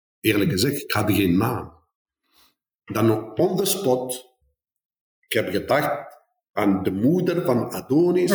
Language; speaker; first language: Dutch; non-native, fluent; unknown